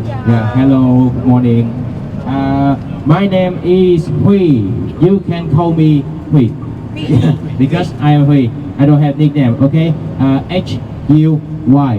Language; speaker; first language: English; non-native, learner; Vietnamese